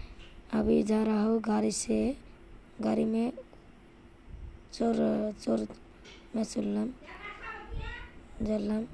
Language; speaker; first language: Hindi; non-native, local second language; Bangla